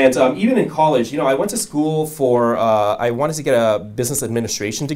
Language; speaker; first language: English; native; English